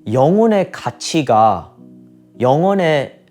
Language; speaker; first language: Korean; early bilingual, heritage; Korean